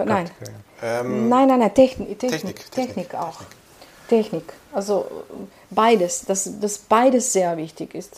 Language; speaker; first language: German; non-native, fluent; Serbian